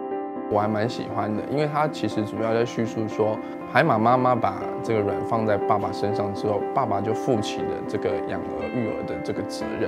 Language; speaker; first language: Chinese; native; Chinese